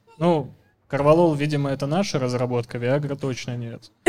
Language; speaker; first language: Russian; native; Russian